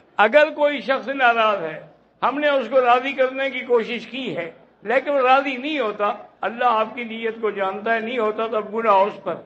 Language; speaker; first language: Urdu; native; Urdu